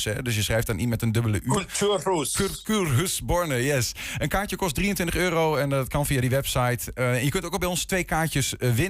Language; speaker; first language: Dutch; native; Dutch